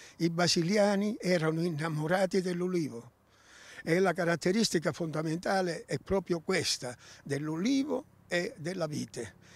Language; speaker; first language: Italian; native; Italian